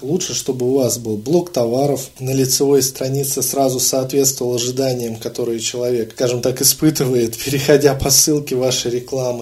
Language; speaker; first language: Russian; native; Russian